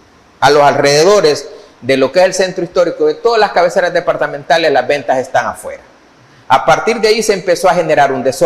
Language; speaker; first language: Spanish; native; Spanish